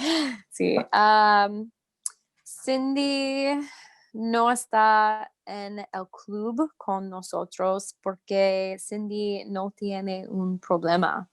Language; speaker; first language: Spanish; non-native, learner; English